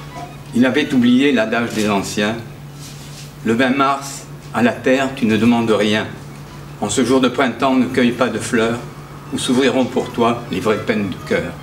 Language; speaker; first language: French; native; French